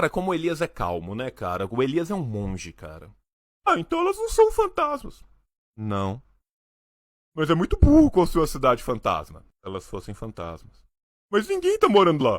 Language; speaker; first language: Portuguese; native; Portuguese